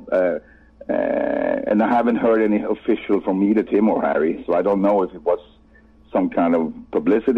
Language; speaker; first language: English; non-native, fluent; Swedish